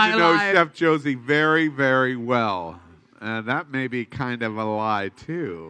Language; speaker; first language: English; native; English